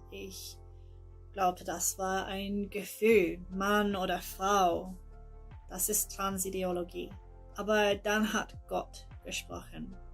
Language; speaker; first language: German; non-native, learner; English